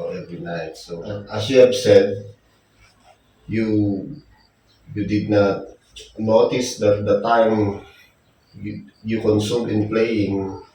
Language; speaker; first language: English; non-native, local second language; Filipino